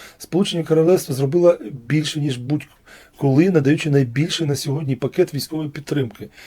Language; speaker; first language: Ukrainian; non-native, local second language; Russian